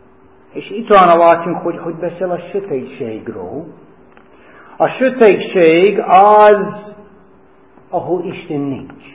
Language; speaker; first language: Hungarian; non-native, fluent; English